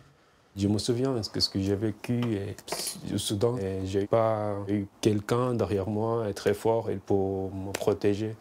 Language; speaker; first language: French; non-native, fluent; Arabic